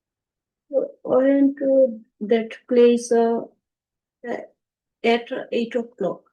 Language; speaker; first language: English; non-native, learner; Bangla